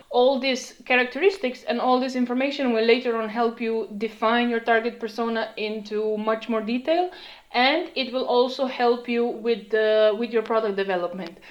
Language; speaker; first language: English; non-native, fluent; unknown